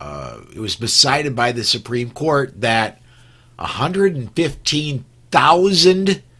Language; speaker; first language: English; native; English